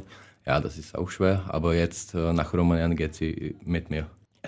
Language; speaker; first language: German; non-native, learner; Czech